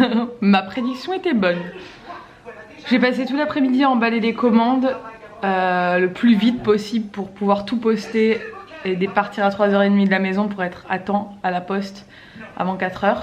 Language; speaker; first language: French; native; French